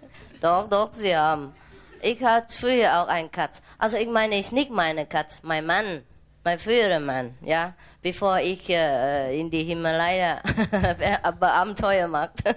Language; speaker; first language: German; non-native, fluent; Vietnamese